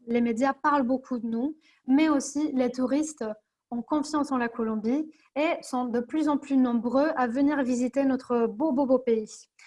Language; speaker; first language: French; non-native, fluent; Spanish